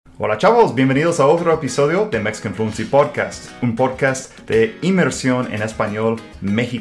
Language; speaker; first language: Spanish; non-native, fluent; English